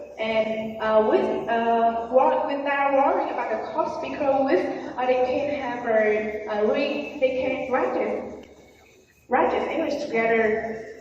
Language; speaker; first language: English; non-native, learner; Vietnamese